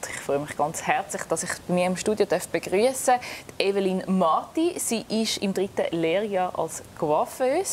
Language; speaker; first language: German; native; German